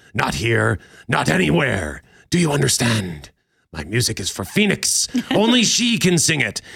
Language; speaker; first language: English; native; English